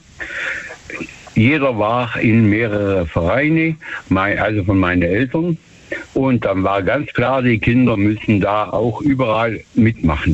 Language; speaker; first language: German; native; German